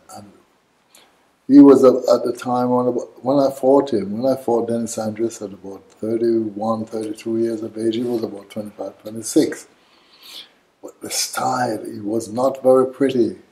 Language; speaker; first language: English; native; English